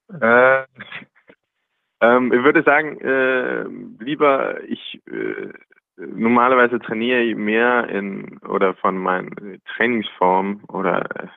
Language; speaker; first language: German; non-native, learner; Danish